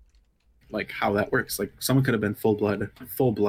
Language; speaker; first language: English; native; English